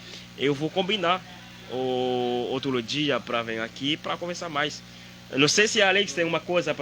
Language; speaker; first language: Portuguese; non-native, learner; Haitian Creole